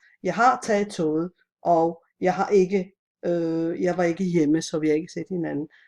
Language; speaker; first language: Danish; non-native, fluent; Italian